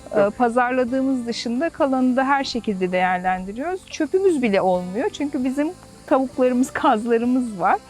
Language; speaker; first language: Turkish; native; Turkish